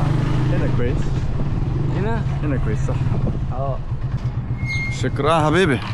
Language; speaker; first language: Arabic; non-native, learner; English